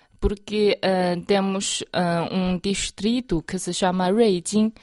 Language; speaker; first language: Portuguese; non-native, fluent; Chinese